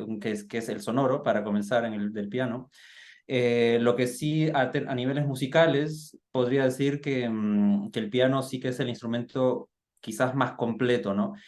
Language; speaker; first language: Spanish; native; Spanish